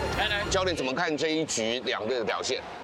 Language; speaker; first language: Chinese; native; Chinese